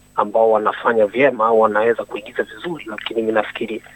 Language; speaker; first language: Swahili; native; Swahili